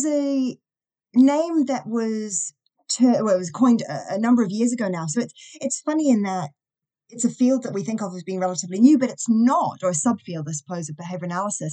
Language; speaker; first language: English; native; English